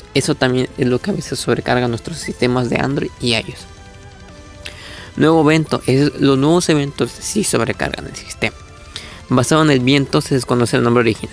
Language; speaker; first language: Spanish; native; Spanish